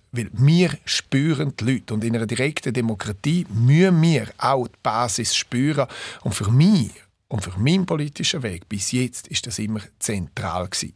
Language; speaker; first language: German; non-native, local second language; Romansh